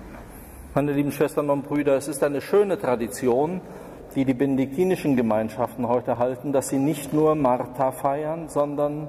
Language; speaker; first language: German; native; German